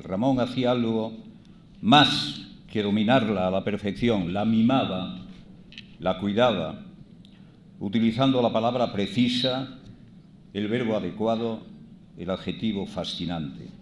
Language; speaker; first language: Spanish; native; Spanish